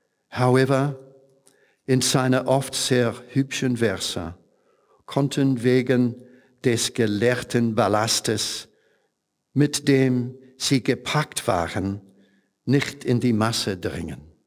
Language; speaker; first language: German; non-native, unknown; English